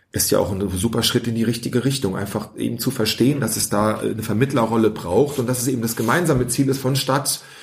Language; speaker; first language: German; early bilingual, other home language; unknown